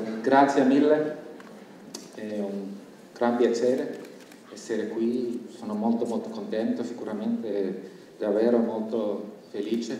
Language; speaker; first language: Italian; non-native, fluent; Finnish